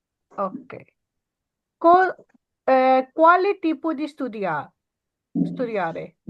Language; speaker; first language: Italian; non-native, learner; Urdu